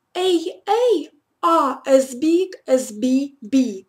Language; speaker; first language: English; non-native, fluent; Russian